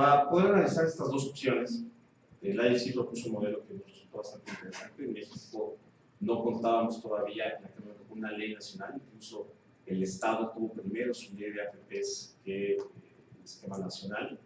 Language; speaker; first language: Spanish; native; Spanish